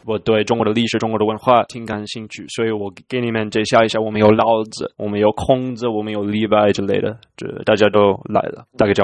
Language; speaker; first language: Chinese; non-native, fluent; English